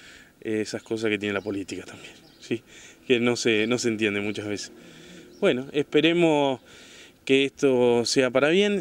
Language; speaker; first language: Spanish; native; Spanish